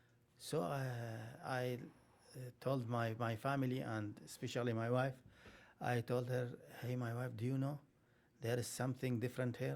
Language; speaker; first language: English; non-native, learner; Arabic